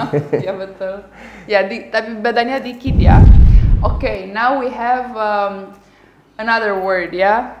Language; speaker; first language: Indonesian; non-native, fluent; Romanian